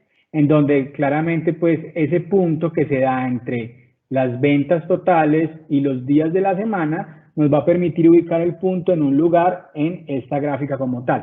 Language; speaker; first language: Spanish; native; Spanish